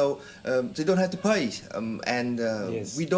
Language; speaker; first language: English; non-native, fluent; Vietnamese